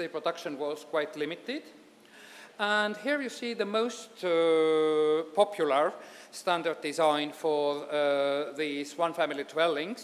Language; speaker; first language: English; non-native, fluent; Estonian